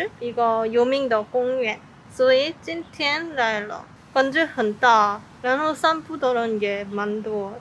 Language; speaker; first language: Chinese; non-native, learner; Korean